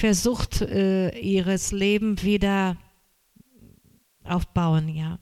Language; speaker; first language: German; non-native, fluent; Portuguese